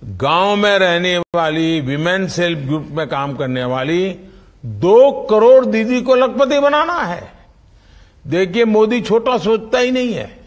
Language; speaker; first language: Hindi; non-native, local second language; Gujarati